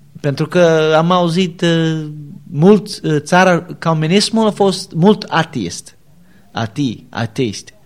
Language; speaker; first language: Romanian; non-native, learner; English